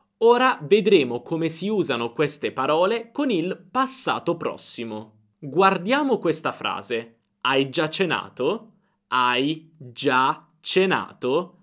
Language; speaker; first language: Italian; native; Italian